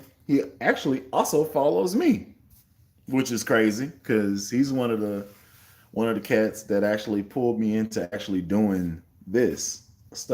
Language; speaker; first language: English; native; English